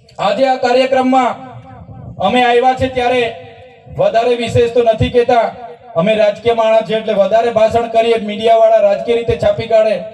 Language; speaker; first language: Gujarati; non-native, local second language; Vasavi